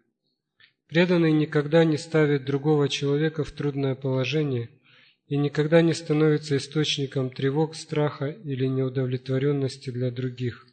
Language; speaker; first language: Russian; native; Russian